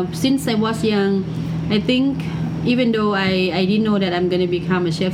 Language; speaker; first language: English; non-native, learner; Thai